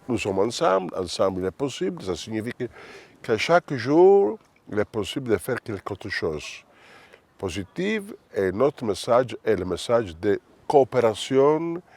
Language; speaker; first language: French; non-native, fluent; Italian